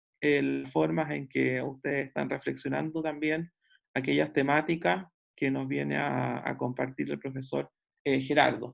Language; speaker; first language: Spanish; native; Spanish